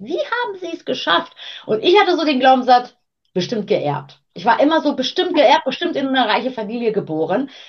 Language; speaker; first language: German; early bilingual, other home language; Armenian